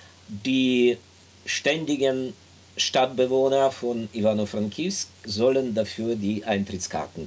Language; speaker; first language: German; non-native, fluent; Ukrainian